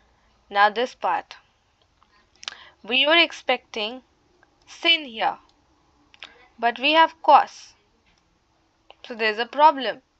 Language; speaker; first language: English; non-native, local second language; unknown